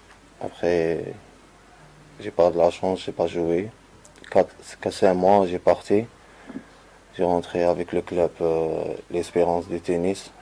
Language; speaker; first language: French; non-native, learner; Arabic